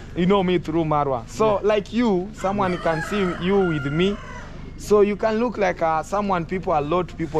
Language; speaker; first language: English; non-native, learner; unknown